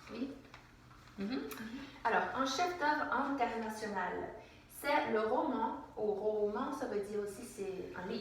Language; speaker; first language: French; non-native, fluent; English